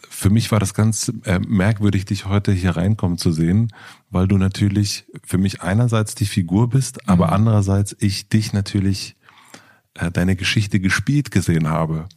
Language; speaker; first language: German; native; German